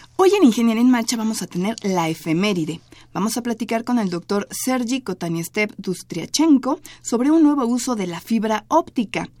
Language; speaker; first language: Spanish; native; Spanish